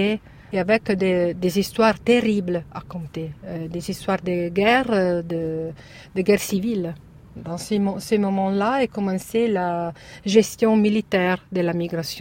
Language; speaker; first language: French; non-native, learner; Italian